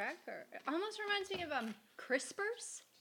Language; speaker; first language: English; native; English